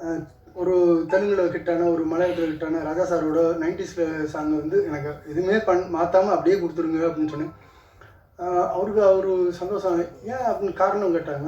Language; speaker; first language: Tamil; native; Tamil